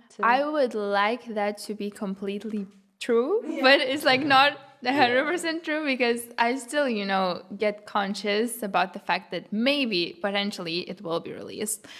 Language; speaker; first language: English; non-native, fluent; Lithuanian